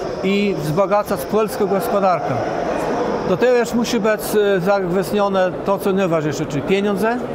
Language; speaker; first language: Polish; non-native, local second language; Kashubian